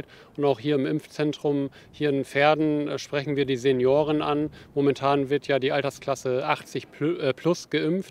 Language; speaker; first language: German; native; German